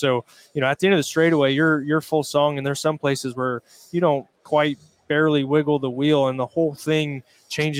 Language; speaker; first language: English; native; English